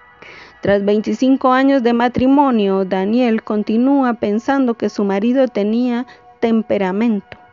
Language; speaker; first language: Spanish; native; Spanish